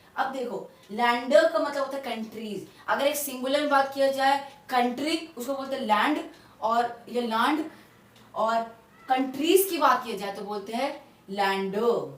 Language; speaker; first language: Hindi; native; Hindi